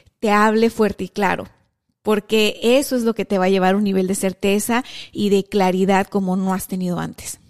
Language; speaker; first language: Spanish; native; Spanish